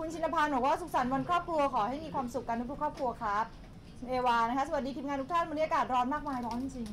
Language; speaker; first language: Thai; native; Thai